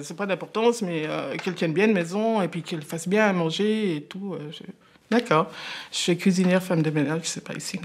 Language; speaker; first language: French; native; French